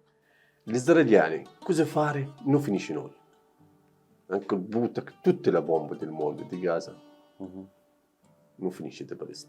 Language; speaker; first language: Italian; non-native, learner; Arabic